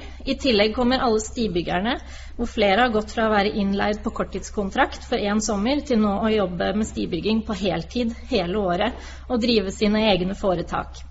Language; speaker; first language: Norwegian; native; Norwegian